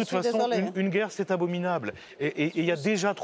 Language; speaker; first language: French; native; French